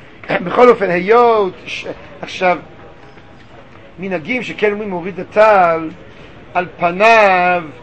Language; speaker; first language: Hebrew; native; Hebrew